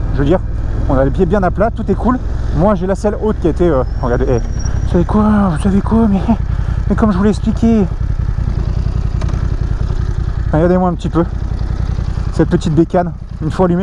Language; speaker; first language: French; native; French